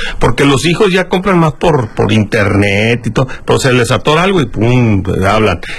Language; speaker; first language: Spanish; native; Spanish